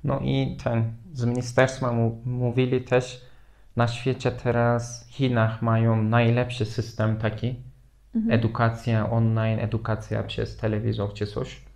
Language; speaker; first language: Polish; non-native, fluent; Turkish